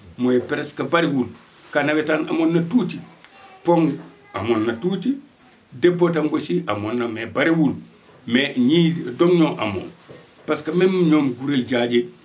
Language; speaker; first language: Wolof; non-native, local second language; Fula